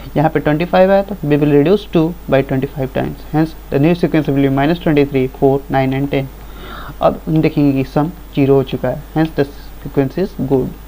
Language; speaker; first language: Hindi; native; Hindi